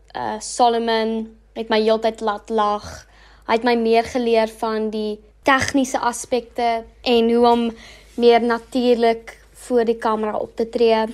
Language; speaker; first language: Afrikaans; non-native, local second language; English